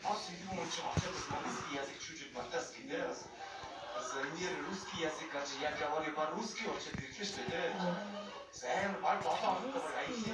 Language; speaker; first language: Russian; non-native, learner; Mongolian